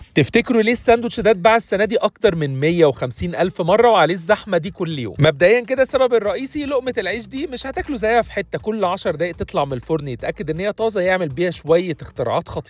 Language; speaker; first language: Arabic; native; Arabic